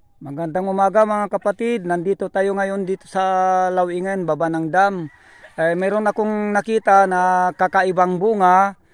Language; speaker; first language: Filipino; non-native, local second language; Iloko